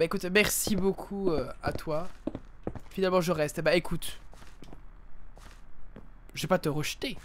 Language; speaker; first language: French; native; French